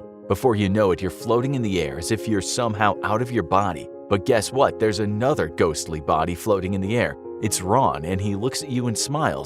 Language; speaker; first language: English; native; English